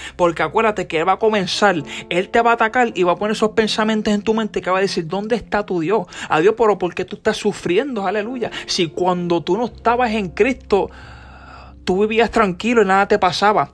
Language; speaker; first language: Spanish; early bilingual, heritage; Spanish